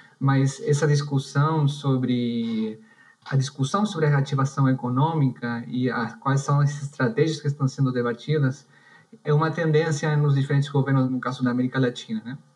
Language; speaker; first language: Portuguese; non-native, fluent; Spanish